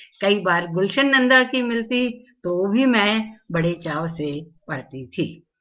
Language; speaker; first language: Hindi; non-native, local second language; Tamil